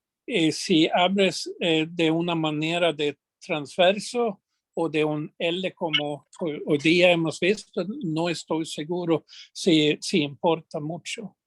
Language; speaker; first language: Spanish; non-native, fluent; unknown